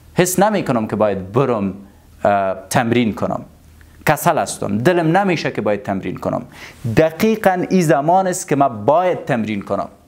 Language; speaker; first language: Persian; non-native, local second language; Pashto